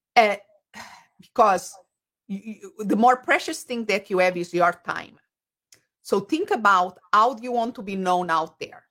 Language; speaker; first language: English; non-native, fluent; Portuguese